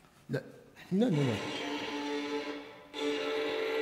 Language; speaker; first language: Spanish; non-native, learner; French